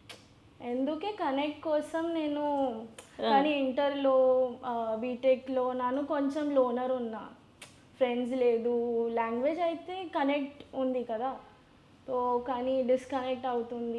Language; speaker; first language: Telugu; non-native, learner; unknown